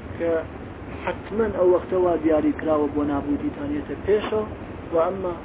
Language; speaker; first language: Central Kurdish; non-native, local second language; Gurani